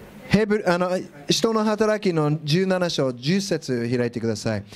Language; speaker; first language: Japanese; non-native, fluent; English